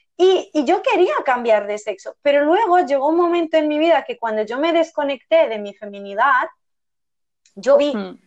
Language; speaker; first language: Spanish; early bilingual, other home language; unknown